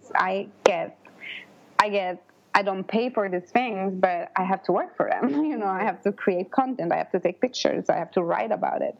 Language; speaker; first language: English; non-native, fluent; Italian